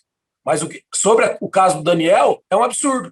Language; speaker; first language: Portuguese; native; Portuguese